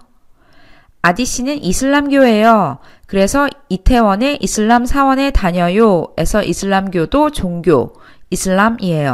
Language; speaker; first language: Korean; native; Korean